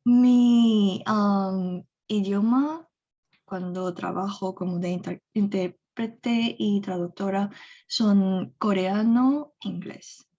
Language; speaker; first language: Spanish; non-native, fluent; Korean